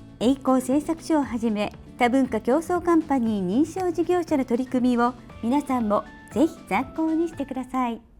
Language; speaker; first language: Japanese; native; Japanese